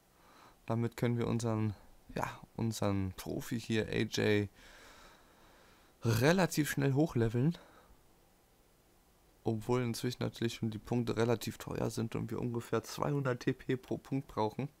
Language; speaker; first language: German; native; German